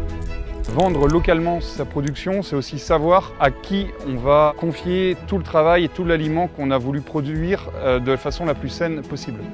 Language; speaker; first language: French; native; French